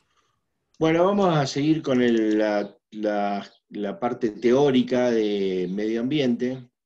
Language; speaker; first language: Spanish; native; Spanish